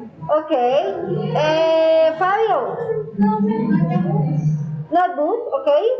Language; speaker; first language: English; non-native, learner; Spanish